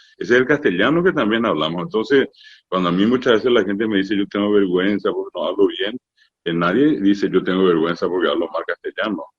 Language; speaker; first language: Spanish; non-native, local second language; Guarani